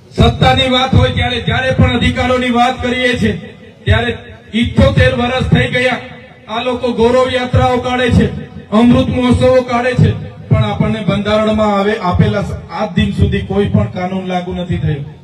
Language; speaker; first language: Gujarati; non-native, local second language; Vasavi